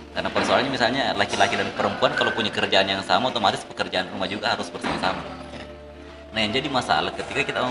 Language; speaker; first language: Indonesian; native; Indonesian